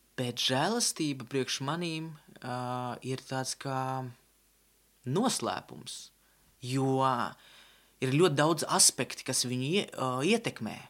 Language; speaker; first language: Latvian; non-native, local second language; Russian